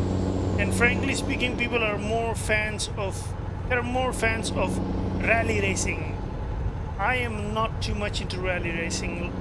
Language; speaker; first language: English; non-native, local second language; Pashto